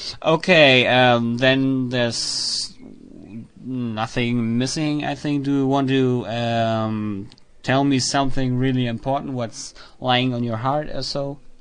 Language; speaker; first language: English; non-native, learner; German